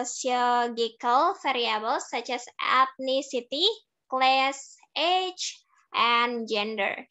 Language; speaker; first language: English; non-native, learner; Indonesian